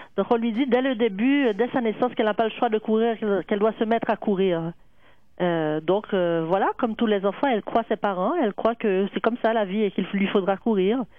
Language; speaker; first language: French; native; French